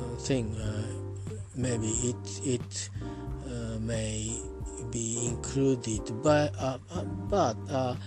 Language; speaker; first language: English; non-native, learner; Japanese